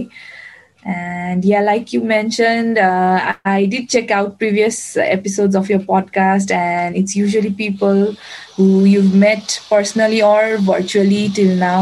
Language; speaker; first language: English; non-native, local second language; Nepali